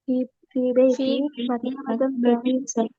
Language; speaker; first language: Arabic; non-native, learner; Tamil